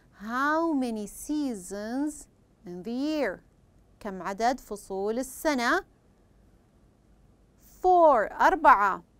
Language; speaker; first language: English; non-native, fluent; Arabic